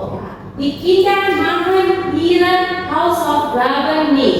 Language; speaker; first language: German; non-native, fluent; Indonesian